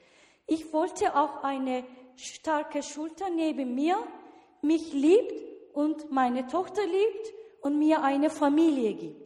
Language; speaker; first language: German; non-native, learner; Turkish